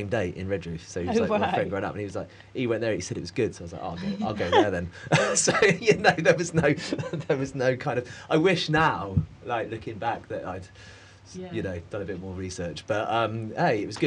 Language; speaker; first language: English; native; English